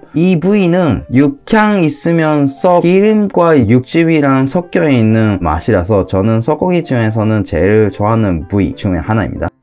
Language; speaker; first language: Korean; non-native, fluent; Japanese